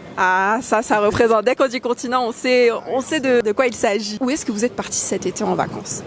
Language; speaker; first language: French; early bilingual, other home language; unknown